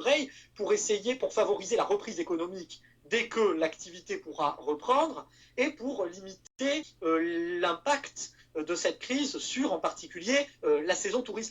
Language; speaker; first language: French; native; French